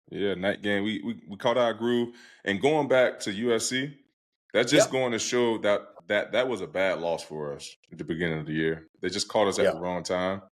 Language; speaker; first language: English; native; English